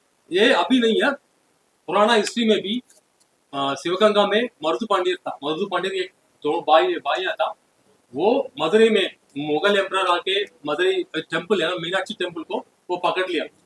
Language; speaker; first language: Hindi; non-native, learner; Tamil